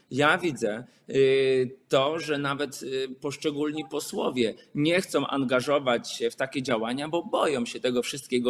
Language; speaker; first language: Polish; native; Polish